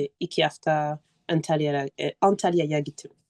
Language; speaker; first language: Turkish; non-native, learner; French